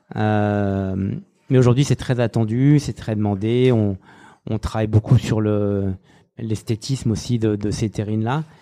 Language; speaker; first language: French; native; French